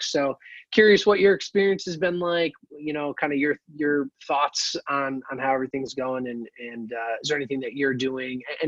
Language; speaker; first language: English; native; English